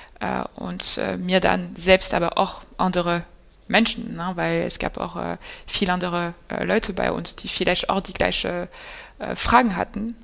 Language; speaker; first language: German; non-native, fluent; French